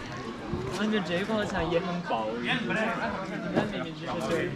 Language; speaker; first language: Chinese; native; Chinese